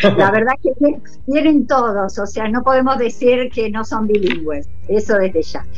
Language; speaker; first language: Spanish; non-native, local second language; German